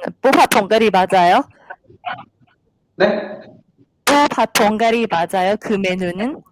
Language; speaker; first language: Korean; non-native, fluent; Thai